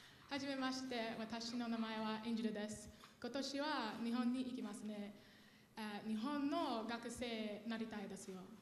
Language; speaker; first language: Japanese; non-native, learner; English